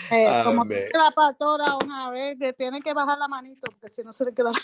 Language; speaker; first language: Spanish; early bilingual, heritage; Spanish